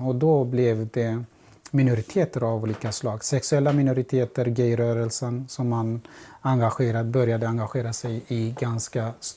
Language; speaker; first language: Swedish; non-native, fluent; Central Kurdish